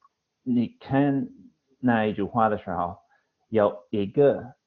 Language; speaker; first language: Chinese; non-native, fluent; English